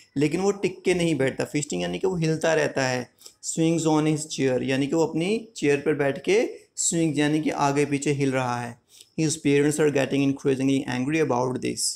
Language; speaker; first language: Hindi; native; Hindi